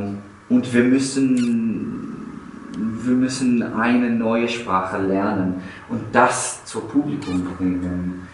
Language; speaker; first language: German; non-native, fluent; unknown